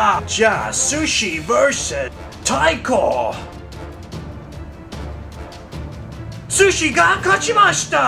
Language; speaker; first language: Japanese; non-native, learner; English